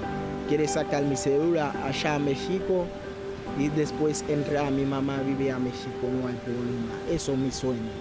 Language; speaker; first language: Spanish; non-native, learner; Haitian Creole